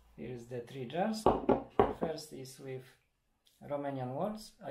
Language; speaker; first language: English; non-native, learner; Polish